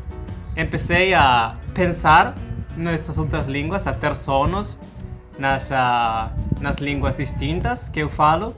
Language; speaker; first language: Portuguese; non-native, learner; Spanish